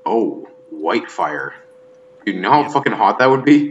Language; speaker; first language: English; native; English